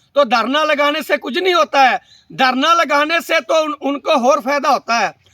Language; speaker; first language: Hindi; non-native, local second language; Punjabi